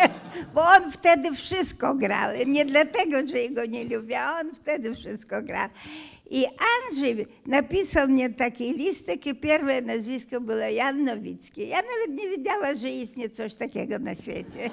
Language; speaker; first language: Polish; non-native, fluent; Hungarian